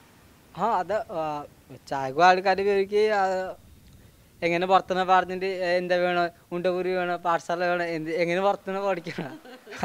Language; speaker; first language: Malayalam; non-native, local second language; Odia